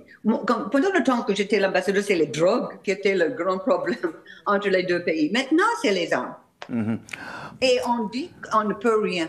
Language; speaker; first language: French; non-native, fluent; English